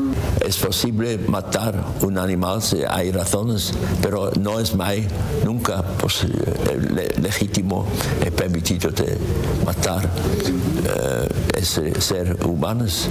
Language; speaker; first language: Spanish; non-native, learner; German